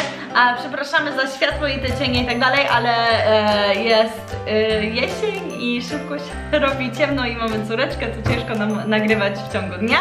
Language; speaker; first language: Polish; early bilingual, heritage; Polish